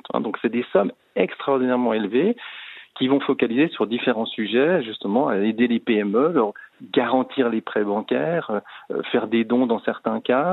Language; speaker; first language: French; native; French